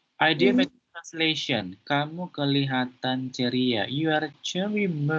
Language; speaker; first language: English; non-native, fluent; Indonesian